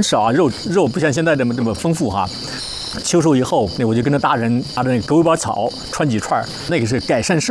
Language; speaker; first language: Chinese; native; Chinese